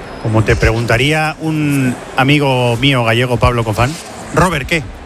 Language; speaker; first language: Spanish; native; Spanish